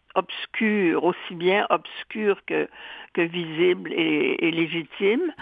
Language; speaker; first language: French; native; French